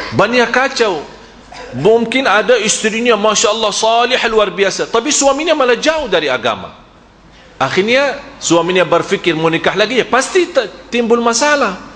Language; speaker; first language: Malay; non-native, fluent; Arabic